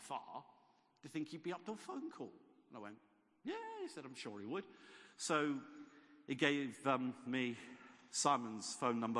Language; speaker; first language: English; native; English